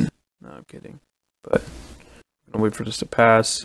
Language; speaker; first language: English; native; English